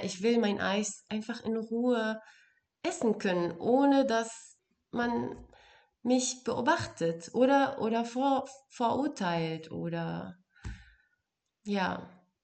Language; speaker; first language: German; non-native, fluent; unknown